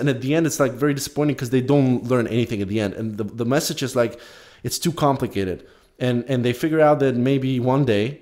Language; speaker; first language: English; non-native, fluent; Polish